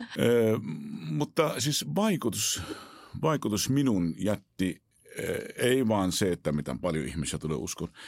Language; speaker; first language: Finnish; non-native, fluent; Arabic